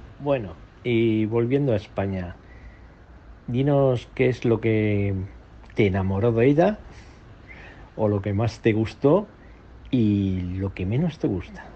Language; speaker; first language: Spanish; native; Spanish